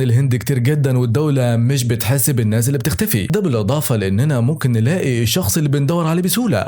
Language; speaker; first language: Arabic; native; Arabic